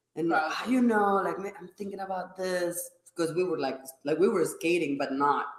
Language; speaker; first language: English; non-native, fluent; Spanish